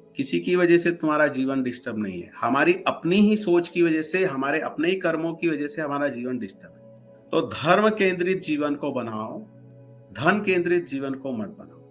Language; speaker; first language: Hindi; non-native, local second language; Marathi